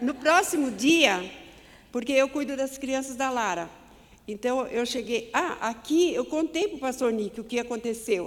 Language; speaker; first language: Portuguese; native; Portuguese